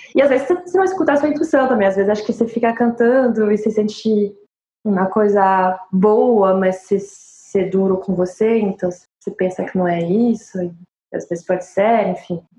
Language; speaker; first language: Portuguese; non-native, fluent; French